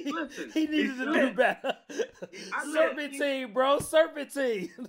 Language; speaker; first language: English; native; English